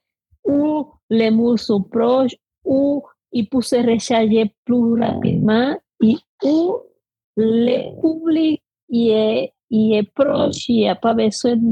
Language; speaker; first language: French; non-native, fluent; Spanish